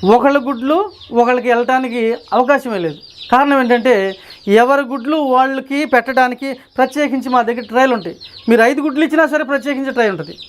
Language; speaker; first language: Telugu; native; Telugu